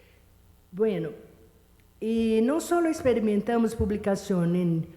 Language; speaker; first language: Spanish; non-native, fluent; Portuguese